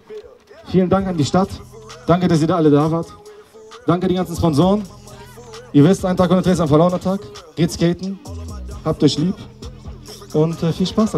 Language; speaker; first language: German; native; German